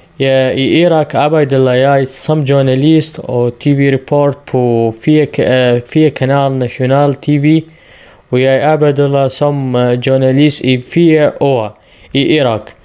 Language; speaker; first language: Danish; non-native, learner; Arabic